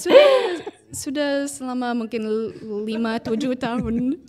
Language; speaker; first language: Indonesian; non-native, fluent; English